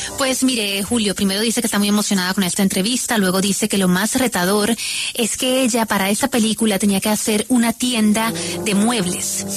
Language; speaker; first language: Spanish; native; Spanish